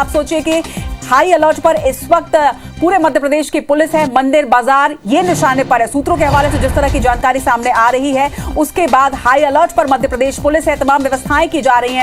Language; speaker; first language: Hindi; native; Hindi